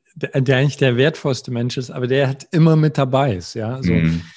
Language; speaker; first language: German; native; German